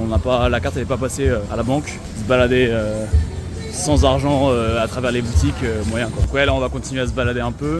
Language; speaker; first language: French; native; French